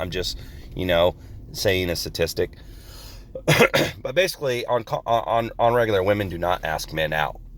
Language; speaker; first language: English; native; English